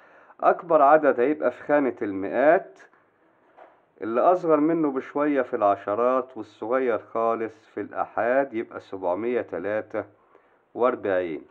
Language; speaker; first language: Arabic; native; Arabic